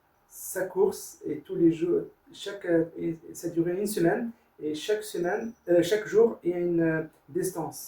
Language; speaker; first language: French; non-native, learner; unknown